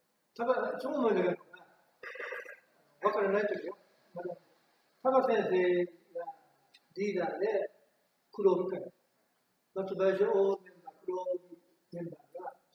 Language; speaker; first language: Japanese; native; Japanese